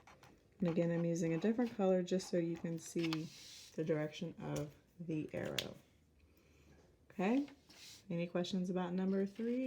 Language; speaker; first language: English; native; English